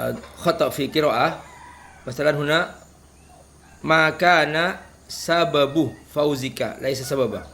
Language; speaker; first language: Arabic; non-native, fluent; Indonesian